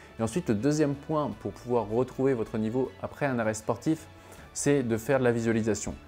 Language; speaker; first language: French; native; French